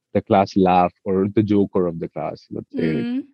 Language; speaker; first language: English; non-native, local second language; Hindi